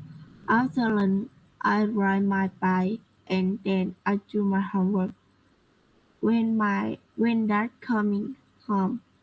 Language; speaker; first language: English; non-native, learner; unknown